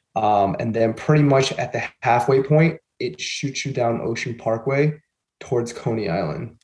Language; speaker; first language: English; native; English